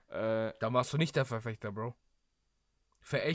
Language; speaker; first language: German; early bilingual, other home language; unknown